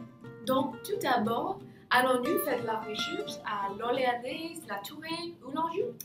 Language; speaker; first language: French; non-native, learner; English